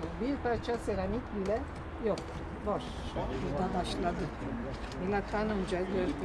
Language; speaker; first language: Turkish; non-native, fluent; Italian